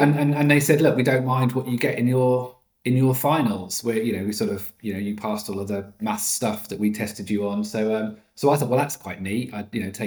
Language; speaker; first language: English; native; English